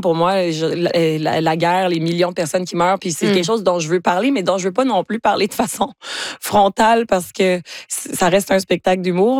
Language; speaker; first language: French; native; French